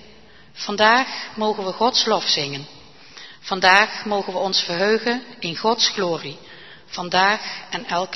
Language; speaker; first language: Dutch; native; Dutch